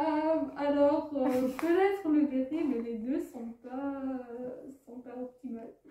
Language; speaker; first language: French; non-native, fluent; German